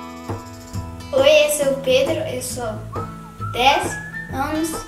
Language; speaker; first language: Portuguese; early bilingual, heritage; Portuguese